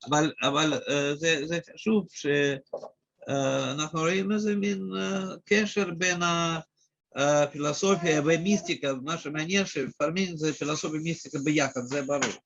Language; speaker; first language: Hebrew; non-native, fluent; Russian